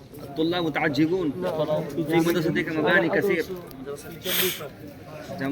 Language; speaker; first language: Arabic; non-native, learner; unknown